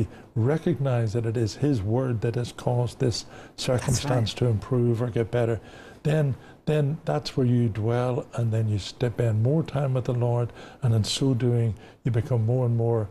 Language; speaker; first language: English; native; English